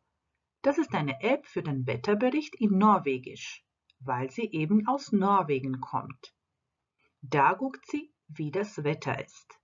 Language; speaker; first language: German; non-native, fluent; Croatian